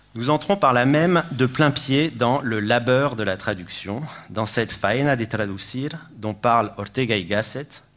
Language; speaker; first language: French; native; French